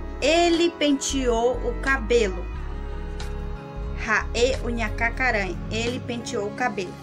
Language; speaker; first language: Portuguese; non-native, local second language; Guarani